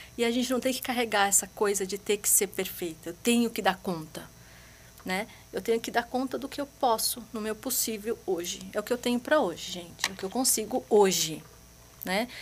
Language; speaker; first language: Portuguese; early bilingual, other home language; Arabic